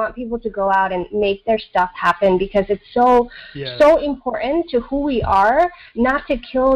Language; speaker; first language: English; early bilingual, other home language; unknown